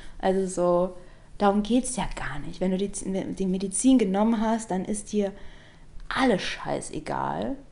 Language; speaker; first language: German; native; German